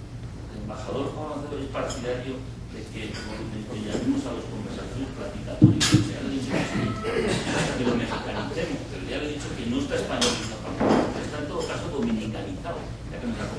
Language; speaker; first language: Spanish; native; Spanish